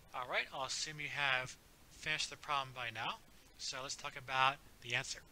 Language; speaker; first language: English; native; English